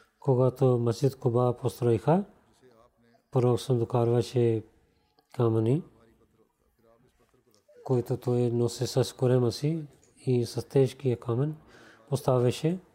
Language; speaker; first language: Bulgarian; non-native, learner; Urdu